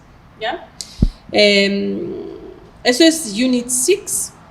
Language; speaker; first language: Spanish; non-native, fluent; Greek